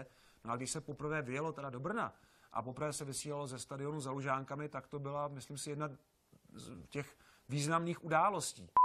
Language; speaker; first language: Czech; native; Czech